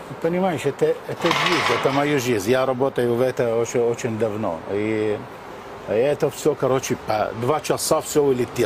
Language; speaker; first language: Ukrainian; non-native, learner; Arabic